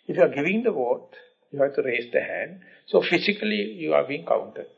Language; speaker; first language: English; non-native, local second language; Sinhala